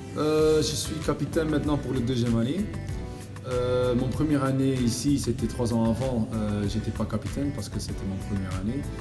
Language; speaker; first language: French; non-native, learner; Dutch